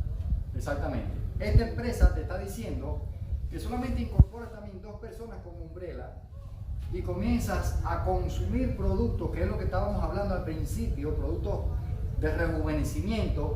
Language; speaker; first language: Spanish; native; Spanish